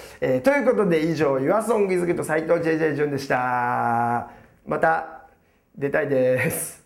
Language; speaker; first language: Japanese; native; Japanese